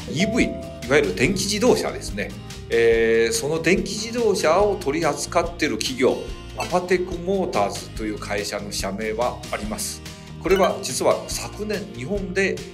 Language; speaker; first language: Japanese; non-native, fluent; Chinese